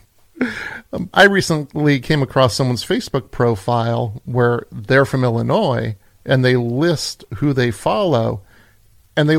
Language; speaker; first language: English; native; English